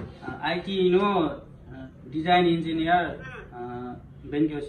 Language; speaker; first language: Japanese; non-native, learner; Nepali